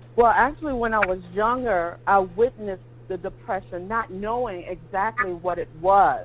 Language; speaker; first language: English; native; English